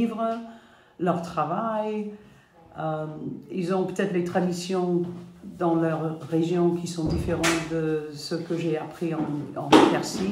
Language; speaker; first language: French; non-native, fluent; English